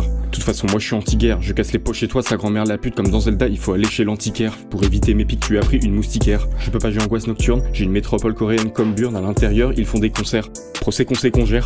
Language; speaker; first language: French; native; French